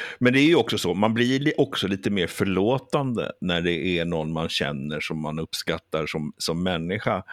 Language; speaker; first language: Swedish; early bilingual, heritage; Swedish